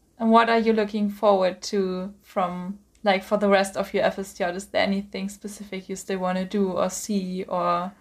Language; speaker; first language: English; non-native, fluent; German